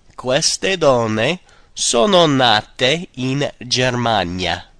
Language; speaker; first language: Italian; non-native, fluent; English